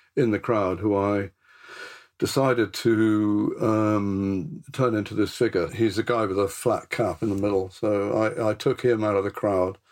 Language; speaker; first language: English; native; English